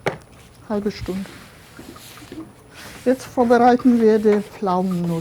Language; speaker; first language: German; non-native, fluent; Polish